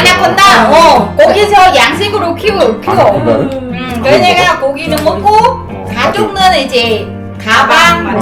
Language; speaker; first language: Korean; non-native, fluent; Vietnamese